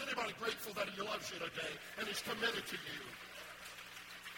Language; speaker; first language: English; native; English